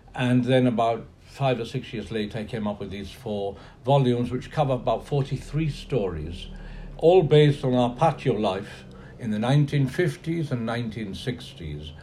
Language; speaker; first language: English; non-native, local second language; Spanish